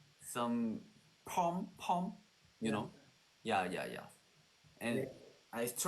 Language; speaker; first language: English; non-native, learner; Korean